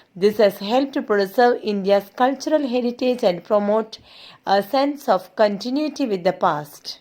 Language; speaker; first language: English; non-native, local second language; Malayalam